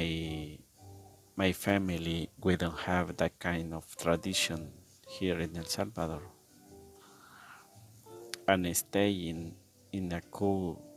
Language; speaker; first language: English; non-native, learner; Spanish